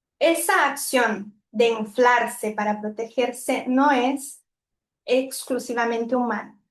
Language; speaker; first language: Spanish; non-native, fluent; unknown